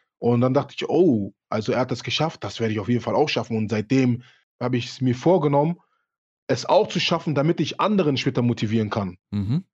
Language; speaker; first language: German; early bilingual, other home language; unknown